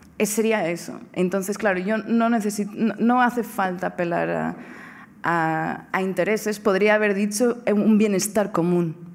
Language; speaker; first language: Spanish; non-native, fluent; Portuguese